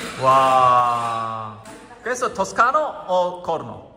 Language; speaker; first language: Italian; non-native, fluent; Korean